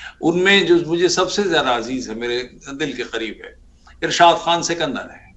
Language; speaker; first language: Urdu; native; Urdu